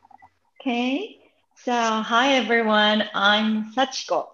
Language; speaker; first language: English; non-native, fluent; Japanese